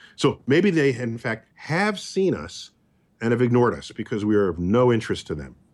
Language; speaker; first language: English; native; English